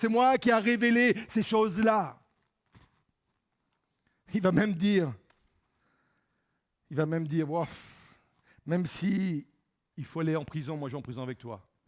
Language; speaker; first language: French; native; French